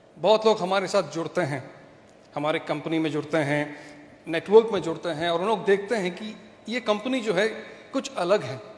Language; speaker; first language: Hindi; non-native, local second language; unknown